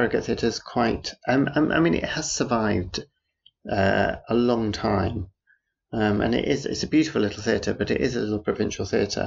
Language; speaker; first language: English; native; English